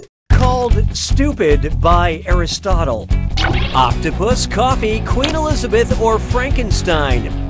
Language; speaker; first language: English; native; English